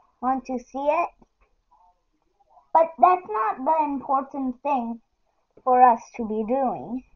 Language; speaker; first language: English; native; English